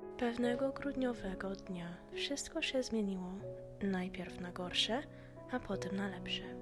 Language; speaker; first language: Polish; non-native, fluent; English